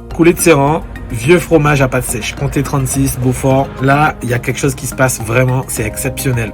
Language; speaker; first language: French; native; French